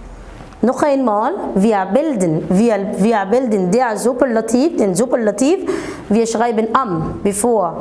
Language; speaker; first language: German; non-native, fluent; Arabic